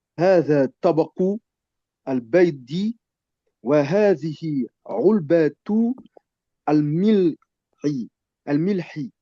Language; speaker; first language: Arabic; non-native, learner; French